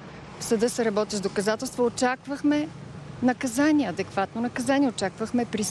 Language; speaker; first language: Bulgarian; native; Bulgarian